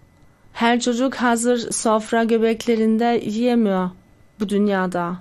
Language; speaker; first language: Turkish; early bilingual, heritage; Turkish